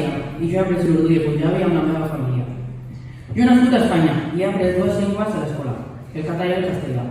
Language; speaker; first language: Catalan; early bilingual, other home language; Urdu